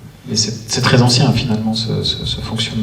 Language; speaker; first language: French; native; French